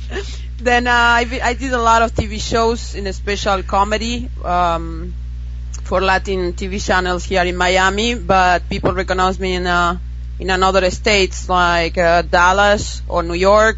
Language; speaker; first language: English; non-native, fluent; Spanish